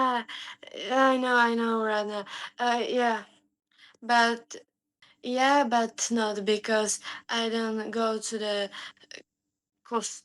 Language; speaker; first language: English; non-native, learner; Slovak